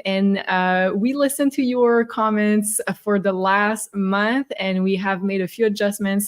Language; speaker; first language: English; non-native, fluent; French